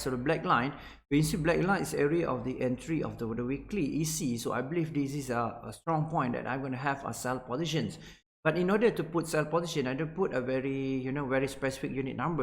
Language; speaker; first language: English; non-native, local second language; Malay